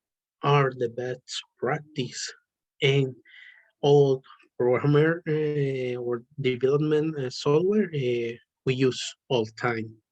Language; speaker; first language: English; non-native, learner; Spanish